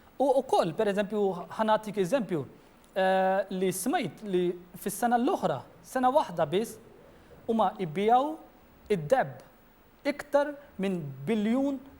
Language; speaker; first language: Maltese; non-native, fluent; Urdu